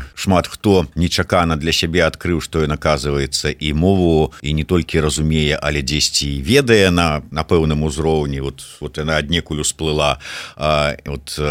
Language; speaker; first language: Belarusian; non-native, local second language; Russian